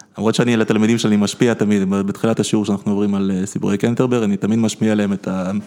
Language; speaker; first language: Hebrew; early bilingual, other home language; Russian